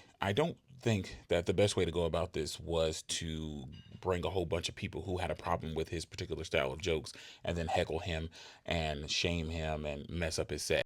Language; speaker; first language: English; native; English